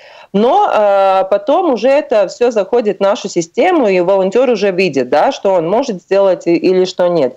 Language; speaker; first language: Russian; non-native, local second language; Latvian